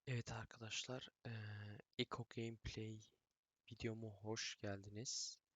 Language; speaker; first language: Turkish; early bilingual, heritage; Turkish